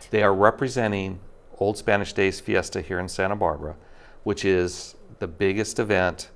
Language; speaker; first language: English; native; English